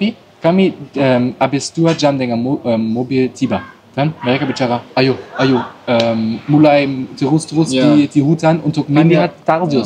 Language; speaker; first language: Indonesian; non-native, learner; German